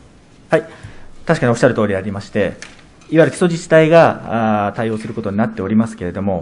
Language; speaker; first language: Japanese; native; Japanese